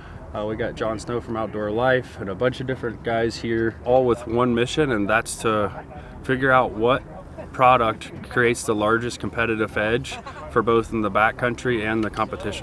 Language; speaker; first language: English; native; English